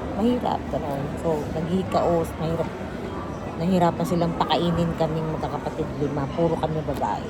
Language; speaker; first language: Filipino; non-native, local second language; Cebuano